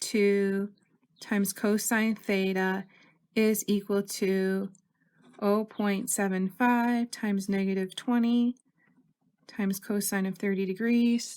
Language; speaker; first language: English; native; English